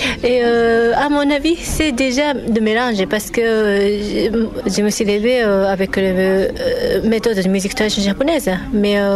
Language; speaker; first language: French; non-native, fluent; Japanese